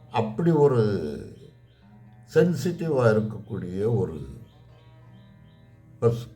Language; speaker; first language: Tamil; native; Tamil